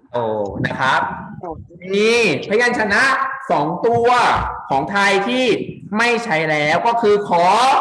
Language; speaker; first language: Thai; native; Thai